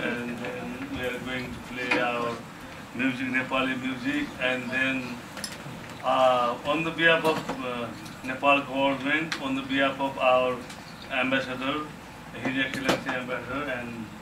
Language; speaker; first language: English; non-native, learner; Nepali